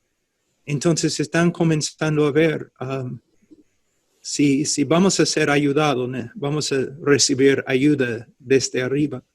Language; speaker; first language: Spanish; non-native, fluent; English